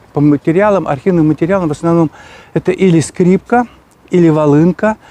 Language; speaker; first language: Russian; non-native, local second language; Chuvash